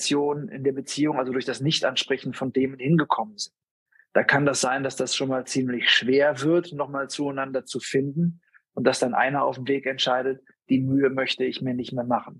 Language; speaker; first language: German; native; German